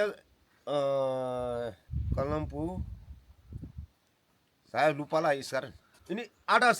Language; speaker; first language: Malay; non-native, learner; Nepali